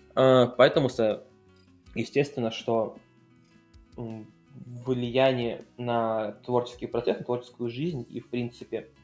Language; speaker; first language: Russian; native; Russian